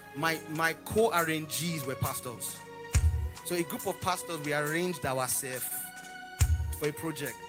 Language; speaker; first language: English; non-native, local second language; Yoruba